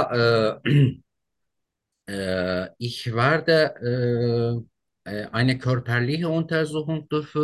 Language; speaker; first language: German; non-native, learner; Turkish